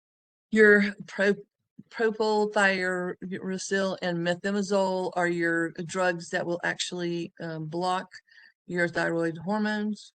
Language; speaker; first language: English; native; English